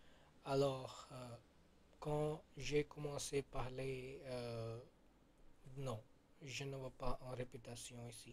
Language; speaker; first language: French; non-native, learner; Gujarati